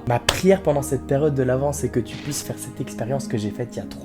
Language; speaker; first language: French; native; French